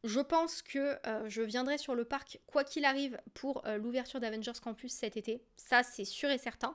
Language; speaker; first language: French; native; French